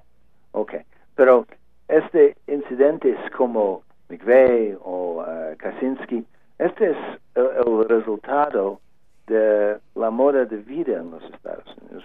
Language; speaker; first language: Spanish; non-native, learner; English